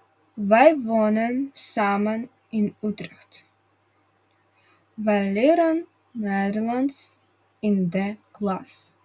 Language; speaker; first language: Dutch; non-native, fluent; Russian